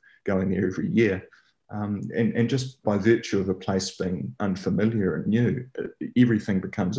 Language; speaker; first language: English; native; English